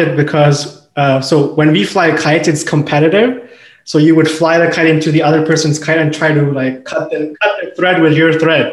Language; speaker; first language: English; non-native, local second language; Urdu